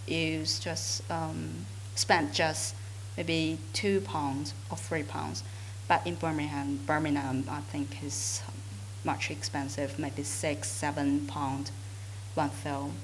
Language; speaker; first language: English; non-native, fluent; Chinese